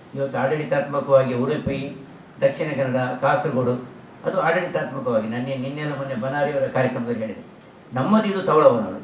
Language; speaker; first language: Kannada; non-native, local second language; Tulu